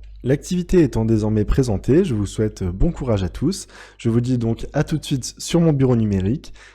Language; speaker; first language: French; native; French